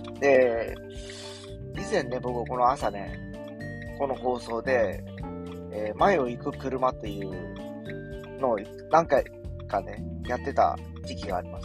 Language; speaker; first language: Japanese; native; Japanese